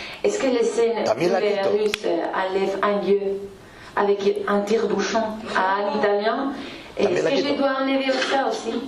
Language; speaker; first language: French; non-native, fluent; Spanish